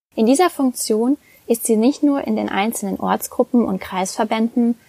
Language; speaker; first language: German; native; German